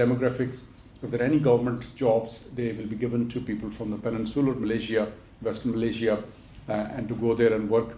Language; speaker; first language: English; non-native, local second language; Urdu